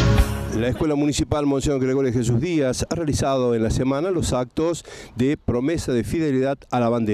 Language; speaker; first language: Spanish; native; Spanish